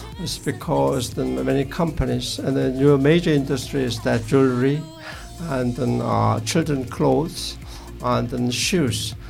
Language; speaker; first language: English; non-native, learner; Korean